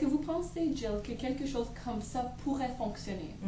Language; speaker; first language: French; native; French